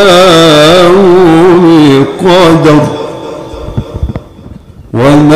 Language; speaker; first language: Arabic; native; Arabic